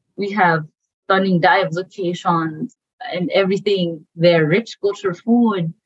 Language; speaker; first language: English; non-native, local second language; Cebuano